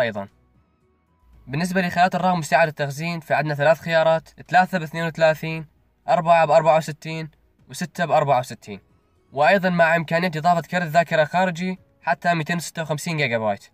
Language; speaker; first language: Arabic; native; Arabic